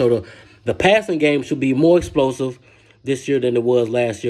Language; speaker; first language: English; native; English